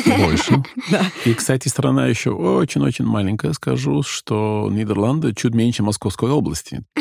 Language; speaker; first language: Russian; non-native, fluent; Dutch